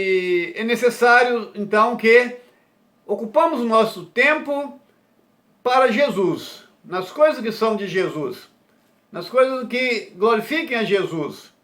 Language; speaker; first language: Portuguese; native; Portuguese